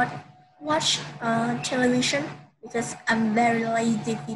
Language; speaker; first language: English; non-native, learner; Vietnamese